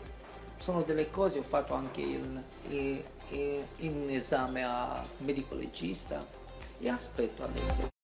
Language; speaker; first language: Italian; non-native, fluent; Romanian